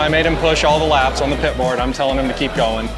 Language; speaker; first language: English; native; English